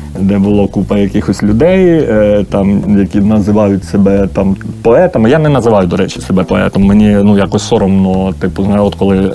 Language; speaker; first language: Ukrainian; native; Ukrainian